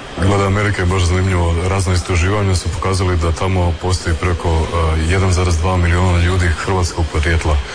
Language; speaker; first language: Croatian; early bilingual, heritage; Croatian